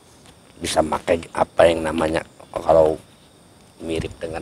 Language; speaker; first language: Indonesian; native; Indonesian